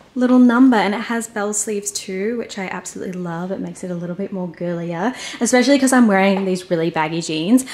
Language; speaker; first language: English; native; English